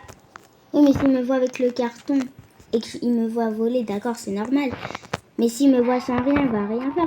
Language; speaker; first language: French; native; French